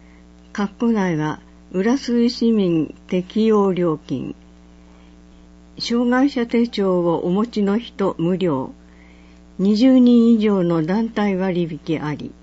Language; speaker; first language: Japanese; native; Japanese